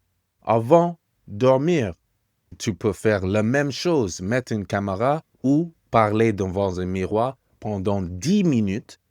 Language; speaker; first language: French; non-native, fluent; English